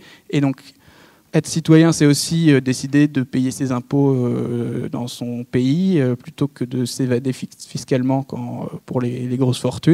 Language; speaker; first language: French; native; French